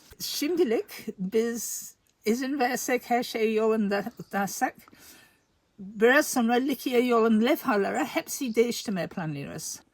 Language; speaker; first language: Turkish; non-native, learner; English